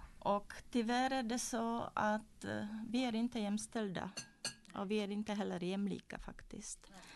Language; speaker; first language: Swedish; non-native, fluent; Czech